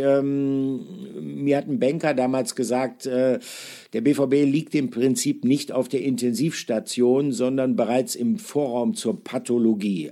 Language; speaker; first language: German; native; German